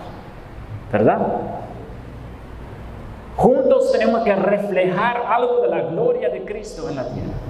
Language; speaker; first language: Spanish; non-native, fluent; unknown